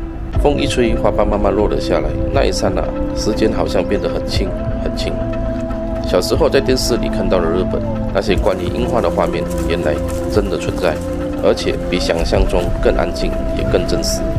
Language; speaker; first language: Chinese; native; Chinese